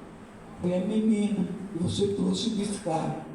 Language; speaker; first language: Portuguese; native; Portuguese